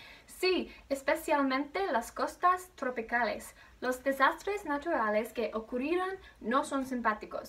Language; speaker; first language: Spanish; non-native, learner; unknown